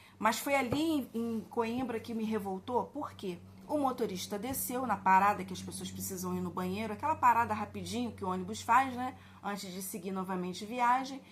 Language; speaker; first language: Portuguese; native; Portuguese